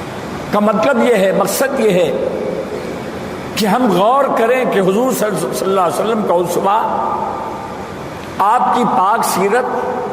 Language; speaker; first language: Urdu; native; Urdu